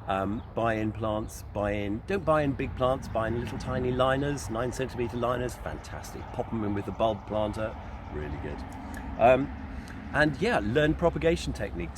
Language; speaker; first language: English; native; English